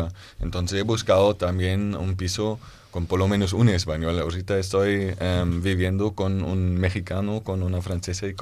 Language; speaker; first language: Spanish; non-native, fluent; German